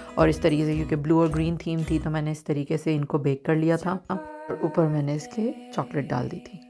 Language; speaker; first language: Urdu; native; Urdu